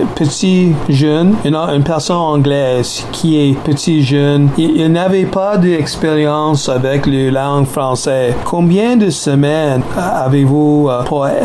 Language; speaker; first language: French; non-native, learner; English